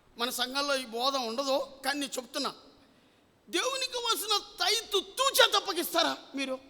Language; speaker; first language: Telugu; non-native, local second language; Urdu